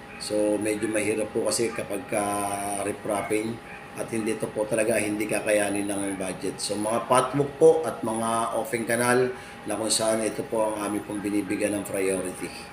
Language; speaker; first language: Filipino; native; Filipino